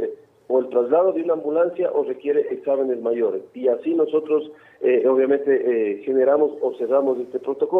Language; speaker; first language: Spanish; native; Spanish